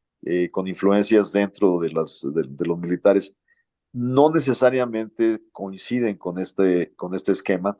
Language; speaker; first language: Spanish; native; Spanish